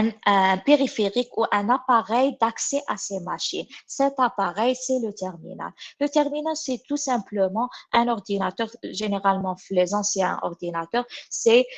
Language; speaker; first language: French; non-native, local second language; Arabic